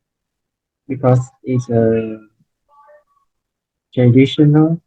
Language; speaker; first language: English; non-native, learner; Vietnamese